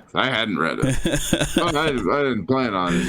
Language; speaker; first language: English; native; English